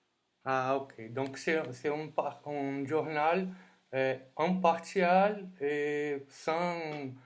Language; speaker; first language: French; non-native, fluent; Portuguese